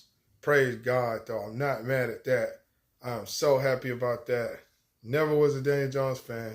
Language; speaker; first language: English; native; English